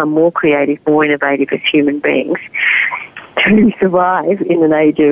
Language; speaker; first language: English; native; English